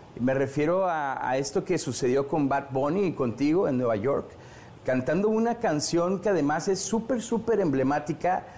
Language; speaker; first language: Spanish; native; Spanish